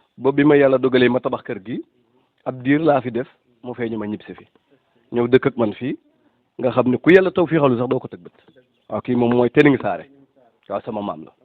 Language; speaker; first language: Wolof; non-native, local second language; Serer